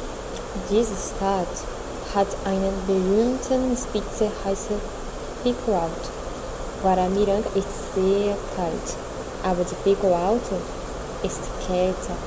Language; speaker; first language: German; non-native, learner; Portuguese